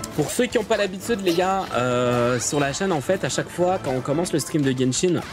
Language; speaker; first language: French; native; French